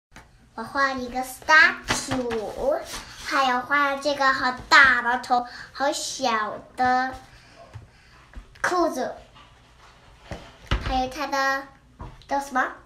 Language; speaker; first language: Chinese; early bilingual, heritage; English